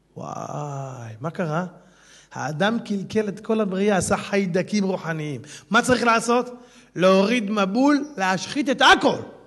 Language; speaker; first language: Hebrew; native; Hebrew